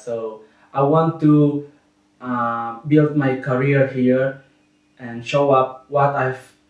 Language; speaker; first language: English; non-native, learner; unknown